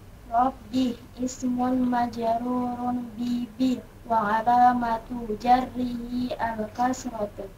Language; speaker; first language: Arabic; non-native, learner; Indonesian